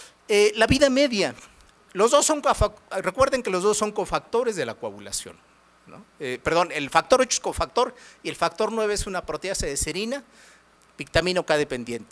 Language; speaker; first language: Spanish; native; Spanish